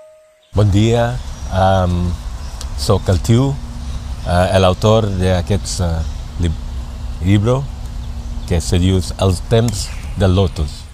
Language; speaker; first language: Catalan; non-native, learner; Thai